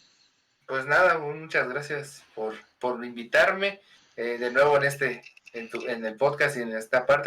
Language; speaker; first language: Spanish; native; Spanish